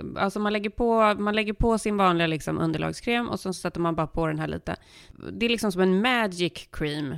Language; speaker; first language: Swedish; early bilingual, heritage; Swedish